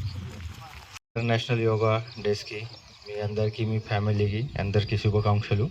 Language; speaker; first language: Telugu; non-native, learner; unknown